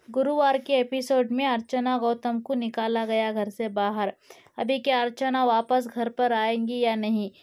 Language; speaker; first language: Hindi; native; Hindi